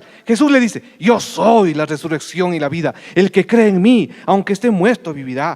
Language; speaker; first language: Spanish; native; Spanish